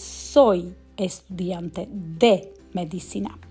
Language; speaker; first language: Spanish; non-native, fluent; Slovak